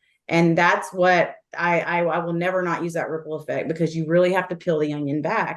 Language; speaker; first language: English; native; English